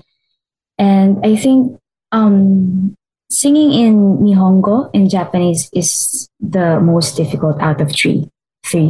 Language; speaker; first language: English; non-native, local second language; Filipino